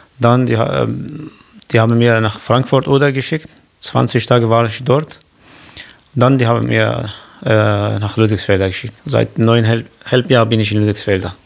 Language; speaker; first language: German; non-native, learner; Kurdish